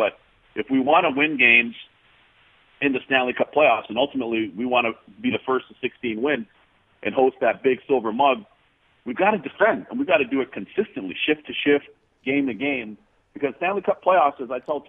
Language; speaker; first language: English; native; English